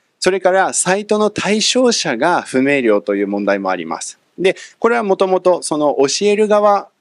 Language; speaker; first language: Japanese; early bilingual, other home language; English